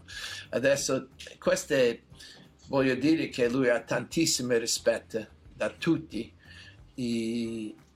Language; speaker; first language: Italian; non-native, learner; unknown